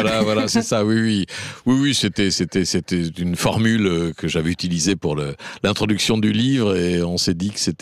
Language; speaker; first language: French; native; French